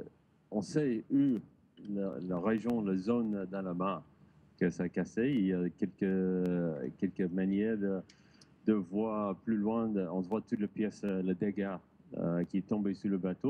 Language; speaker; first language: French; non-native, learner; English